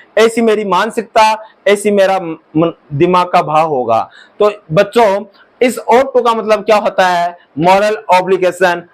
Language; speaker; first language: Hindi; native; Hindi